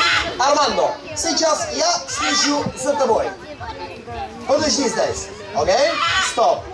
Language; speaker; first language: Russian; non-native, learner; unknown